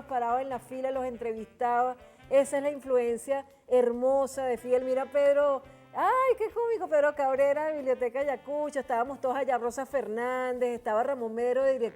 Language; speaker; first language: Spanish; native; Spanish